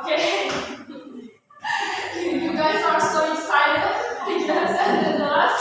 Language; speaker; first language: English; non-native, fluent; Indonesian